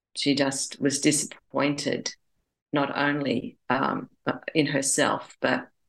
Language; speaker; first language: English; native; English